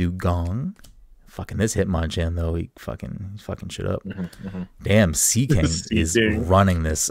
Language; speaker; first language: English; native; English